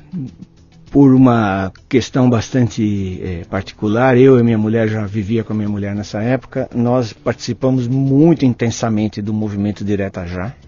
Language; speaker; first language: Portuguese; native; Portuguese